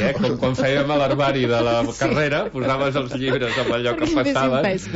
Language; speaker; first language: Catalan; native; Catalan